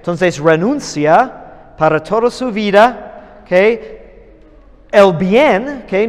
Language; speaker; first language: Spanish; non-native, fluent; English